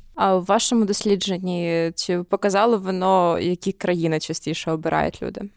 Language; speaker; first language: Ukrainian; native; Ukrainian